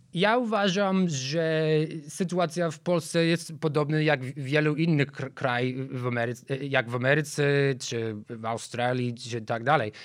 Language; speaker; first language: Polish; non-native, fluent; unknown